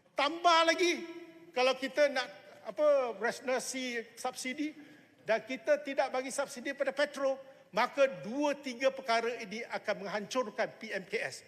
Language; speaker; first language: Malay; non-native, local second language; Chinese